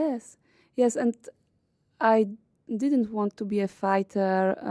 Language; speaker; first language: English; non-native, learner; Polish